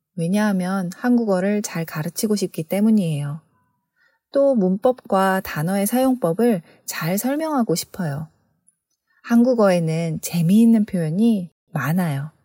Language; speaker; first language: Korean; native; Korean